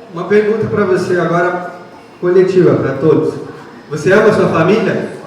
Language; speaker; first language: Portuguese; native; Portuguese